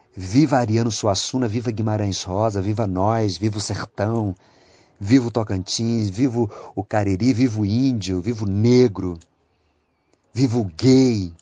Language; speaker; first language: Portuguese; native; Portuguese